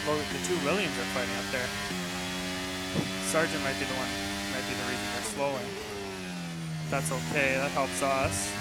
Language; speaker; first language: English; native; English